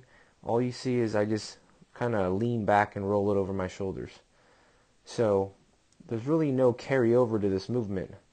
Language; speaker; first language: English; native; English